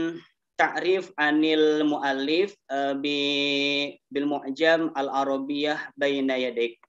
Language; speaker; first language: Arabic; non-native, learner; Indonesian